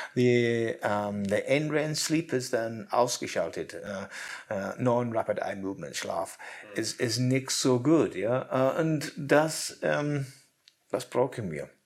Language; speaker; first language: German; non-native, learner; English